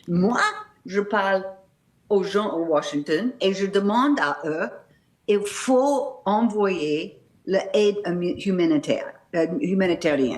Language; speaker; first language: French; non-native, fluent; English